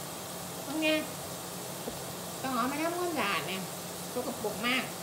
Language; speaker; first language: Norwegian; non-native, learner; Thai